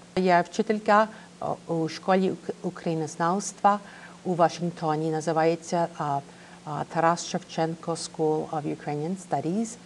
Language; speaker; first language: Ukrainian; early bilingual, heritage; English